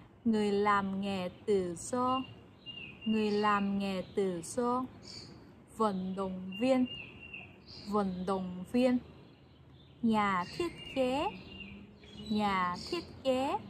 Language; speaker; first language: Vietnamese; non-native, fluent; Korean